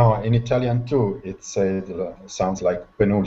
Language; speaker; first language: English; non-native, learner; Italian